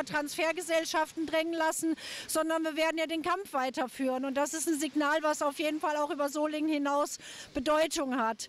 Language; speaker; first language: German; native; German